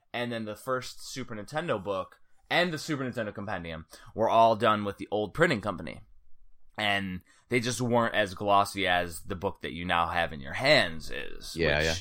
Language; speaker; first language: English; native; English